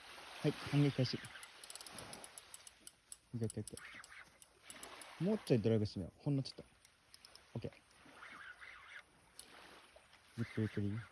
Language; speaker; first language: Japanese; native; Japanese